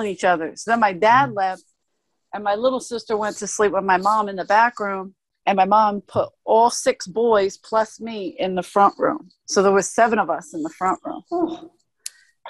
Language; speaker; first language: English; native; English